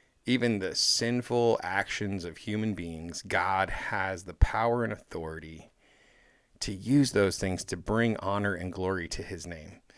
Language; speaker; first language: English; native; English